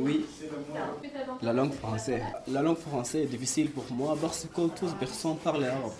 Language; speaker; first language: French; non-native, learner; Arabic